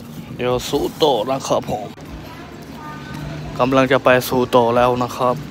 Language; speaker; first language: Thai; non-native, fluent; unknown